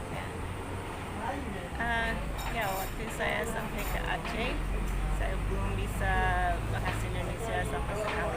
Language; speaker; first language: Indonesian; non-native, fluent; English